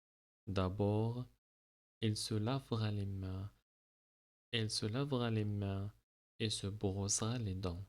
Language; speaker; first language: French; non-native, local second language; Arabic